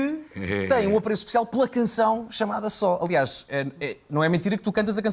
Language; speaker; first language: Portuguese; native; Portuguese